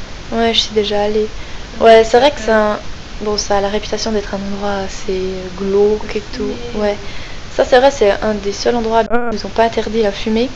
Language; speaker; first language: French; native; French